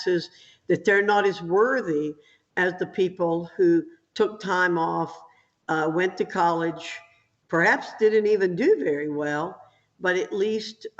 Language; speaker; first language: English; native; English